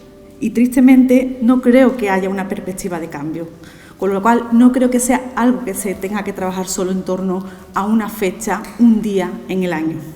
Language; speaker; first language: Spanish; native; Spanish